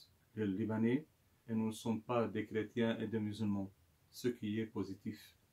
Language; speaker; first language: French; non-native, local second language; Arabic